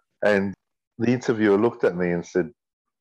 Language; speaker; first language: English; native; English